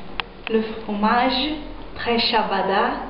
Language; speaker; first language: French; non-native, fluent; Portuguese